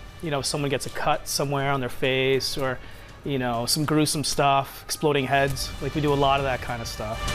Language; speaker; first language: English; native; English